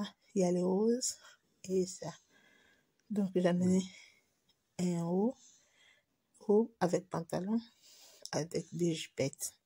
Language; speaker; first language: French; non-native, local second language; Lingala